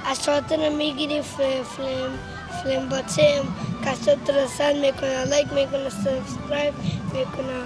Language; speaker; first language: Persian; early bilingual, heritage; Persian